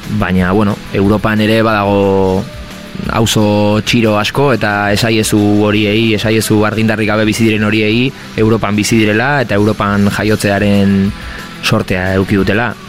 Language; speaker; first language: Basque; non-native, local second language; Spanish